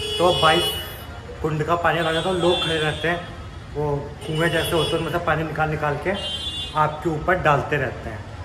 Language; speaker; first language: Hindi; native; Hindi